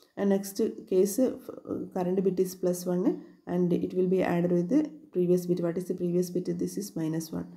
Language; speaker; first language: English; non-native, local second language; Malayalam